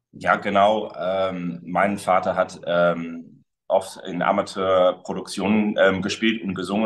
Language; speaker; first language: German; early bilingual, other home language; English